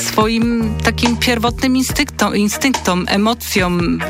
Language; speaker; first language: Polish; native; Polish